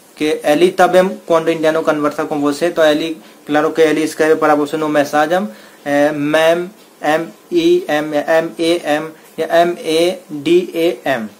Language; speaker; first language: Portuguese; non-native, learner; Hindi